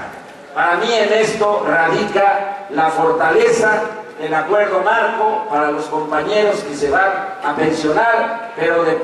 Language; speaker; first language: Spanish; native; Spanish